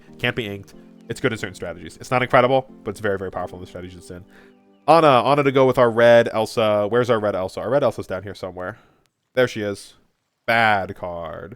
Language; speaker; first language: English; native; English